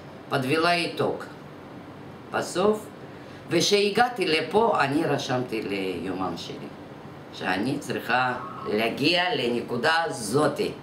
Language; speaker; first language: Hebrew; non-native, fluent; Russian